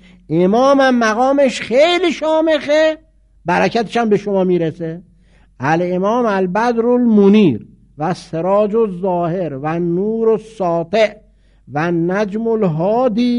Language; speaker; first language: Persian; native; Persian